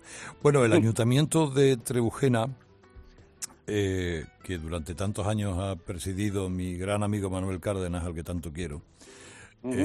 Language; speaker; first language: Spanish; native; Spanish